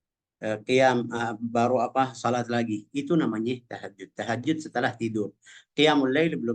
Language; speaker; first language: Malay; non-native, fluent; Arabic